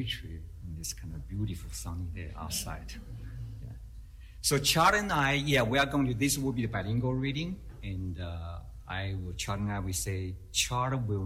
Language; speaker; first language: English; non-native, fluent; Chinese